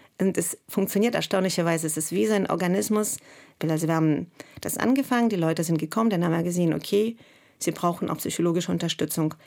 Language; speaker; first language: German; non-native, fluent; Russian